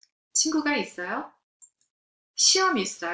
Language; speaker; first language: Korean; non-native, fluent; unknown